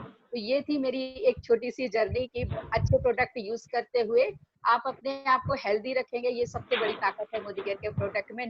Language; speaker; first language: Hindi; native; Hindi